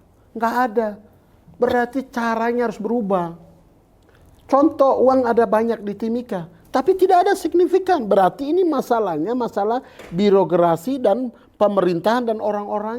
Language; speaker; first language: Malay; non-native, local second language; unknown